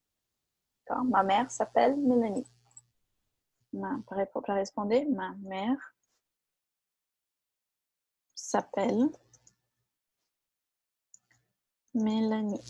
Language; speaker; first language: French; non-native, fluent; Portuguese